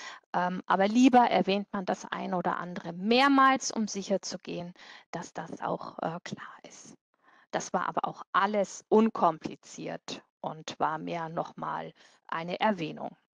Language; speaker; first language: German; native; German